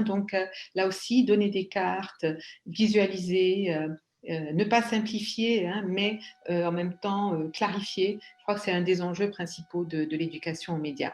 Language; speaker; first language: French; native; French